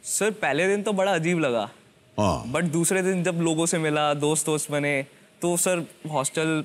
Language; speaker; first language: Hindi; native; Hindi